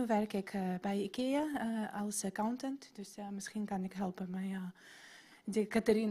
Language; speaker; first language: Dutch; non-native, learner; Ukrainian